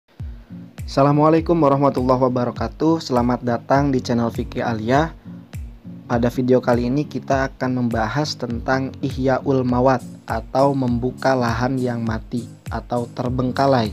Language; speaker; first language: Indonesian; native; Indonesian